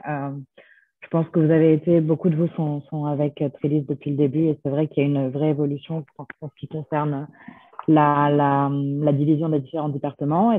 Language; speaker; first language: French; native; French